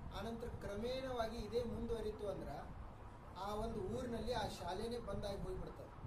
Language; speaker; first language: Kannada; native; Kannada